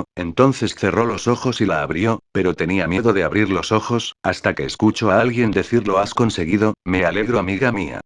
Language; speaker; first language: Spanish; native; Spanish